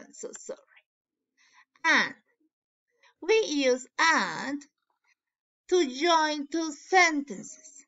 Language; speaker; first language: English; non-native, learner; Spanish